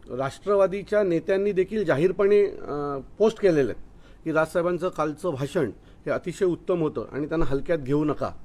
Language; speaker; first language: Marathi; native; Marathi